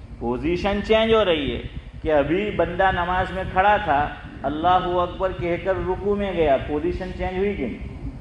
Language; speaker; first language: Urdu; non-native, local second language; Gujarati